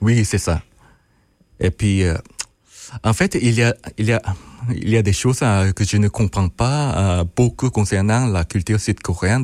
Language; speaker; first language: French; non-native, fluent; Korean